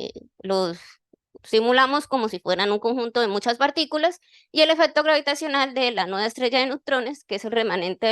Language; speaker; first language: Spanish; native; Spanish